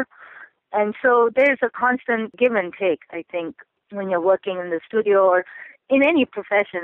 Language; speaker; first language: English; non-native, local second language; Urdu